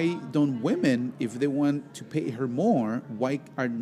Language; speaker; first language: English; non-native, fluent; Spanish